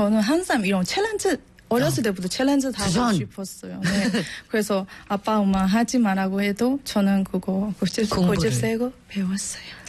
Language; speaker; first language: Korean; non-native, learner; Thai